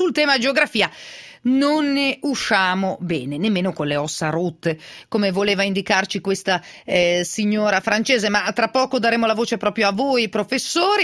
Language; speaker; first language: Italian; native; Italian